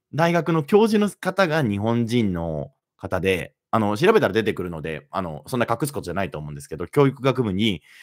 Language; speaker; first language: Japanese; native; Japanese